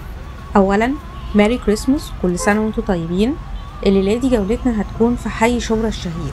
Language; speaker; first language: Arabic; native; Arabic